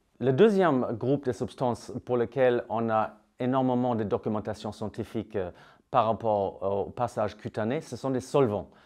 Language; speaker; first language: French; native; French